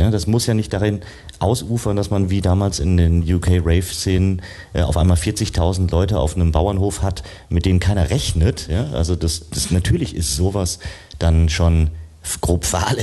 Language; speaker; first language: German; native; German